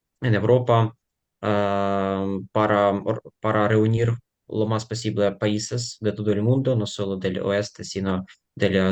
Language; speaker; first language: Spanish; non-native, fluent; Ukrainian